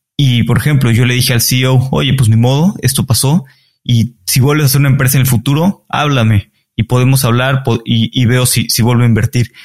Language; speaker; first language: Spanish; native; Spanish